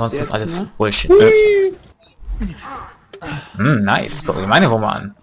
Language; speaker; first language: German; native; German